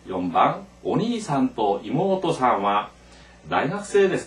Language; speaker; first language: Japanese; non-native, local second language; Korean